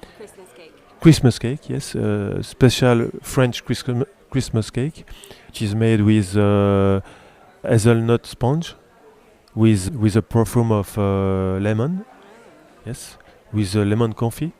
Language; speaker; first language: English; non-native, learner; French